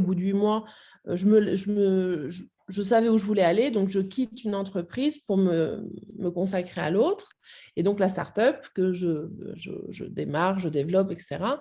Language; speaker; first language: French; native; French